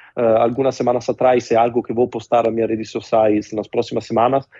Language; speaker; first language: Portuguese; non-native, fluent; Italian